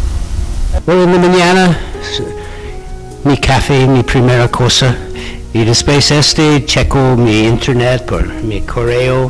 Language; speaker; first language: Spanish; non-native, learner; English